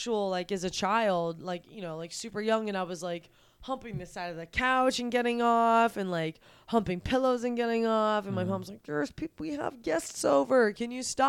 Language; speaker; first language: English; native; English